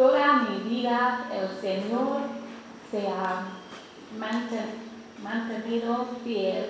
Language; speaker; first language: Spanish; non-native, learner; English